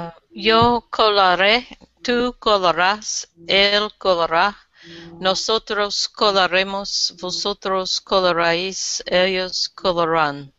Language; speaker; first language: Spanish; non-native, learner; English